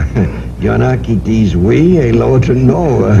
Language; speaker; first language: French; non-native, learner; English